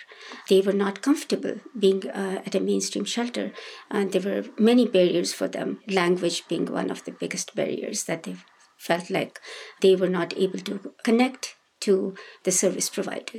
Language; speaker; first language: English; non-native, local second language; Hindi